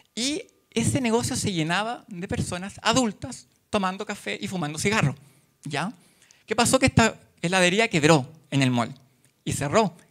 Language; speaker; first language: Spanish; native; Spanish